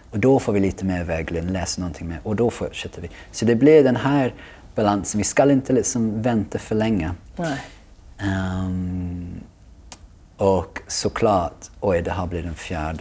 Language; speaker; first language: Swedish; non-native, fluent; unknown